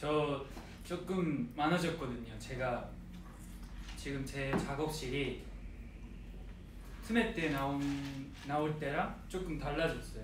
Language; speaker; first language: Korean; non-native, fluent; Japanese